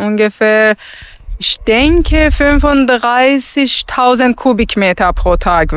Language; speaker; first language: German; non-native, learner; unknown